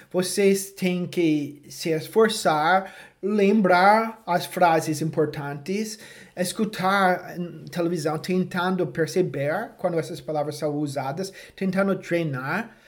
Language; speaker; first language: Portuguese; non-native, fluent; English